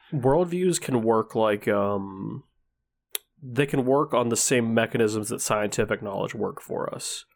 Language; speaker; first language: English; early bilingual, other home language; Danish